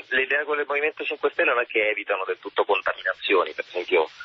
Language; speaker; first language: Italian; native; Italian